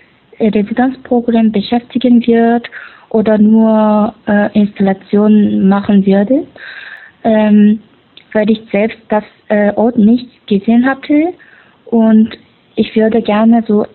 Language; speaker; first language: German; non-native, fluent; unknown